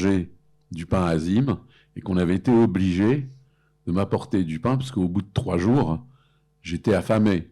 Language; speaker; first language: French; early bilingual, other home language; Arabic